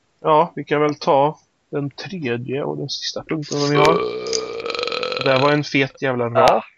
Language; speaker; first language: Swedish; native; Swedish